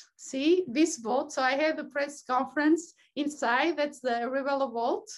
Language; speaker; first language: English; non-native, fluent; Portuguese